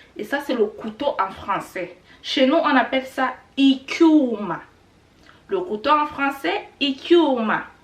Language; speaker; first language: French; non-native, local second language; Kinyarwanda